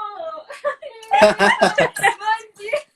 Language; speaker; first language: French; non-native, fluent; Spanish